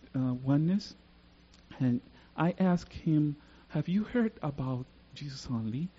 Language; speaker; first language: English; non-native, fluent; Spanish